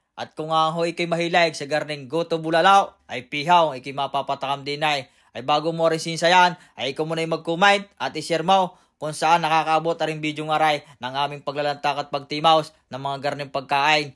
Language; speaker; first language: Filipino; native; Filipino